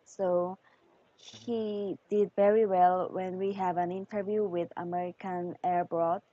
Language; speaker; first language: English; non-native, learner; Korean